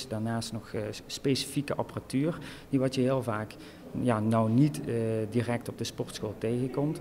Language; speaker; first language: Dutch; native; Dutch